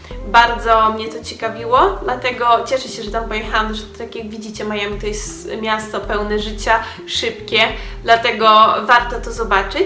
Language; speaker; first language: Polish; native; Polish